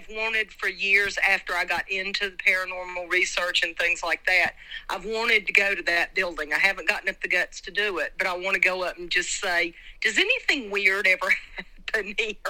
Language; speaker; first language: English; native; English